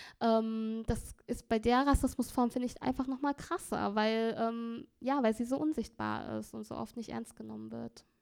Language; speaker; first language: German; early bilingual, other home language; Vietnamese